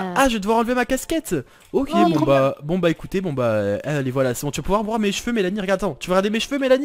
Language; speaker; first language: French; native; French